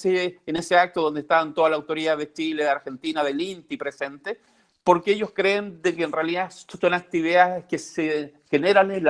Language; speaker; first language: Spanish; native; Spanish